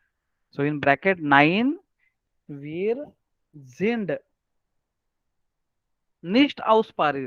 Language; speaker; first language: German; non-native, learner; Marathi